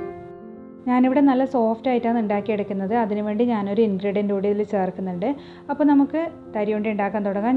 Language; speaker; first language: Malayalam; native; Malayalam